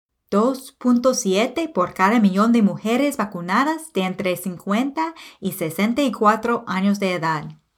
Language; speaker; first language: Spanish; non-native, fluent; English